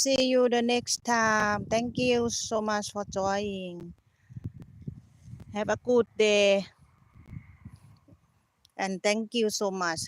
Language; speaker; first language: English; non-native, learner; Thai